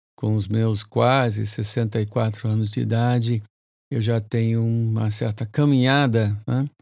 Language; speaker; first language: Portuguese; early bilingual, other home language; English